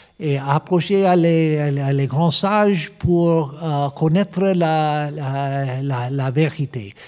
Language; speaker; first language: French; non-native, learner; English